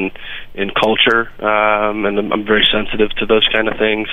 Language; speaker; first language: English; native; English